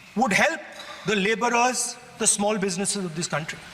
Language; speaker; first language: English; non-native, local second language; Hindi